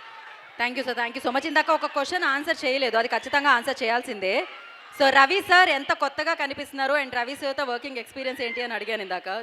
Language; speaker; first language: Telugu; native; Telugu